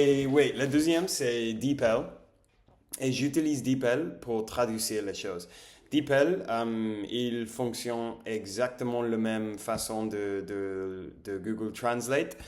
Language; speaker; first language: French; non-native, learner; English